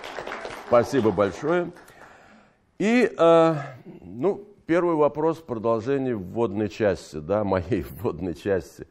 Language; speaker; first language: Russian; native; Russian